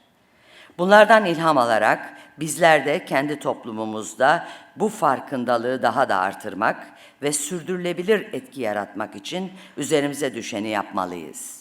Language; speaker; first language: Turkish; native; Turkish